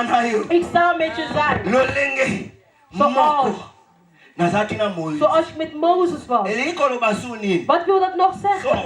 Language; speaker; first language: Dutch; non-native, fluent; Lingala